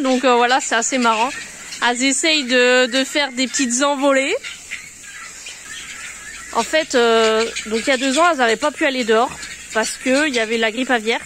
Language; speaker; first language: French; native; French